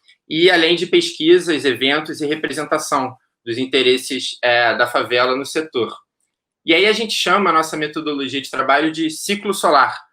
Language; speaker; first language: Portuguese; native; Portuguese